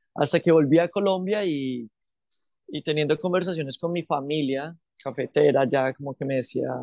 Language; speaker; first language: Spanish; native; Spanish